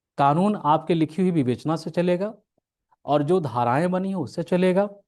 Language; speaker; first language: Hindi; native; Hindi